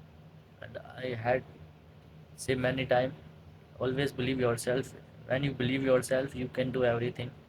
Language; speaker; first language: English; non-native, learner; Hindi